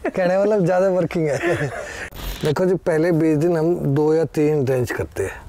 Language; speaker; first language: Hindi; native; Hindi